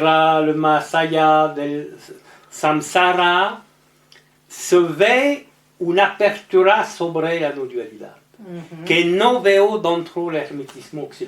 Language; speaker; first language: Spanish; non-native, learner; French